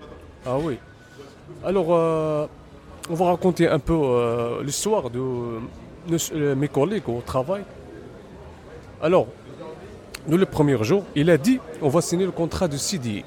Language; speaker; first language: French; non-native, learner; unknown